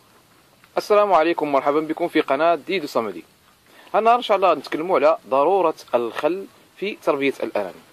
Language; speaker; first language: Arabic; native; Arabic